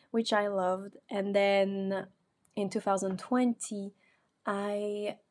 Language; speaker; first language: English; non-native, fluent; French